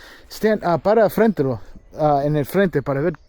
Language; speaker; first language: Spanish; early bilingual, heritage; English